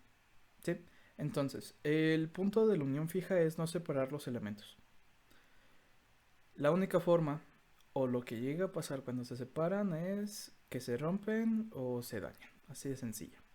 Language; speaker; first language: Spanish; native; Spanish